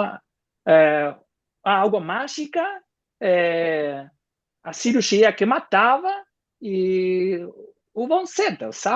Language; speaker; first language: Portuguese; non-native, fluent; Spanish